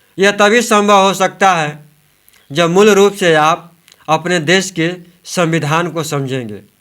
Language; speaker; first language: Hindi; native; Hindi